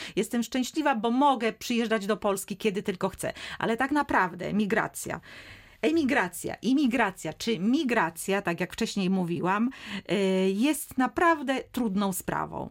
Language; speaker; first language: Polish; native; Polish